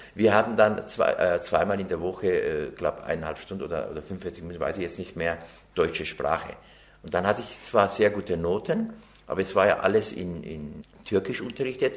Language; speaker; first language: German; early bilingual, other home language; Turkish